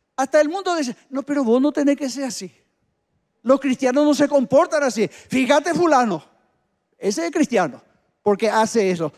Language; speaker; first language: Spanish; native; Spanish